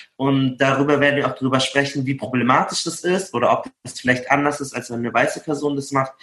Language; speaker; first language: German; early bilingual, other home language; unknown